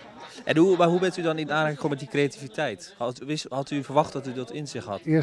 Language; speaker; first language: Dutch; native; Dutch